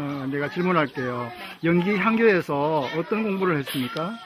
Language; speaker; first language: Korean; native; Korean